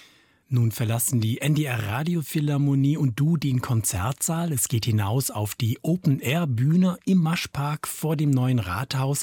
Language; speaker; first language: German; native; German